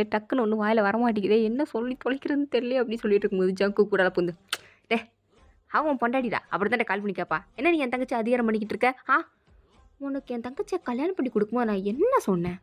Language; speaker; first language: Tamil; native; Tamil